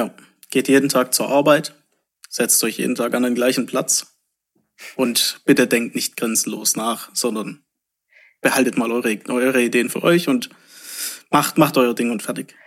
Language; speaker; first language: German; native; German